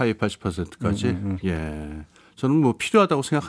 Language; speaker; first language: Korean; native; Korean